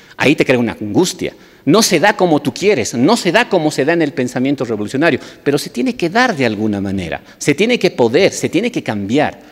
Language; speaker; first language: Spanish; native; Spanish